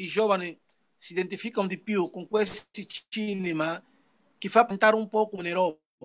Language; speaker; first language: Italian; non-native, learner; Portuguese